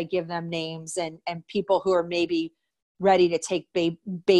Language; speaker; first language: English; native; English